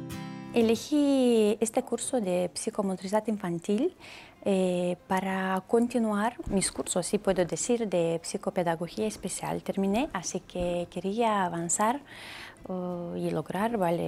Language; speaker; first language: Spanish; non-native, learner; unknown